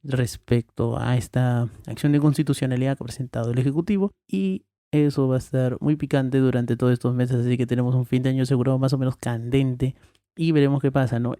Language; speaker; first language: Spanish; native; Spanish